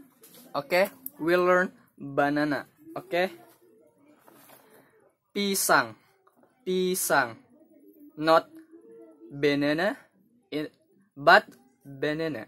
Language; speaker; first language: English; non-native, learner; Indonesian